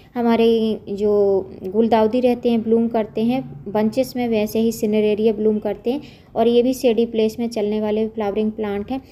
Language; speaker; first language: Hindi; non-native, local second language; Gujarati